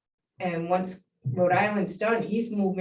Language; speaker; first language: English; native; English